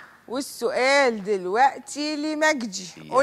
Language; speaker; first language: Arabic; native; Arabic